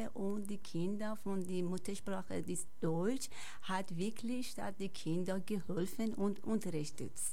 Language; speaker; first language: German; non-native, learner; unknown